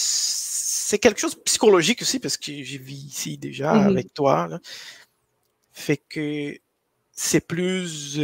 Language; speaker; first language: French; non-native, fluent; Portuguese